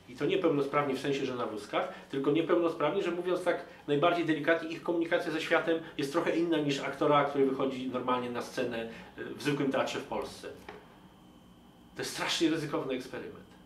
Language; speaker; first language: Polish; native; Polish